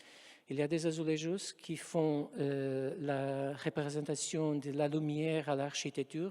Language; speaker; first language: French; non-native, fluent; Portuguese